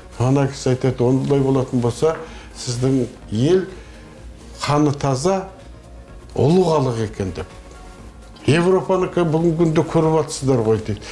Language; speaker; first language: Kazakh; native; Kazakh